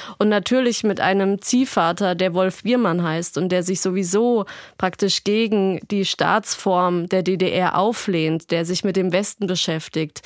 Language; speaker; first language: German; native; German